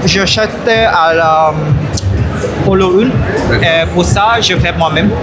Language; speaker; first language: French; non-native, learner; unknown